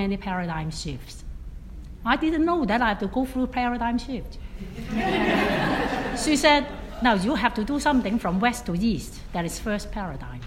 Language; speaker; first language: English; non-native, local second language; Cantonese